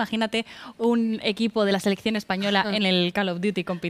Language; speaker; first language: Spanish; native; Spanish